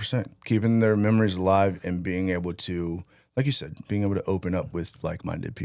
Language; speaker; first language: English; native; English